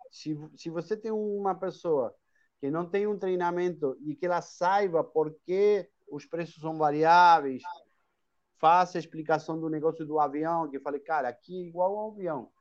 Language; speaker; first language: Portuguese; non-native, fluent; Spanish